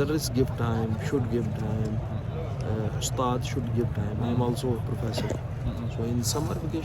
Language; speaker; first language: English; non-native, learner; Urdu